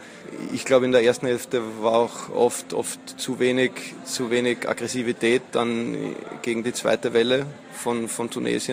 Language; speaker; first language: German; native; German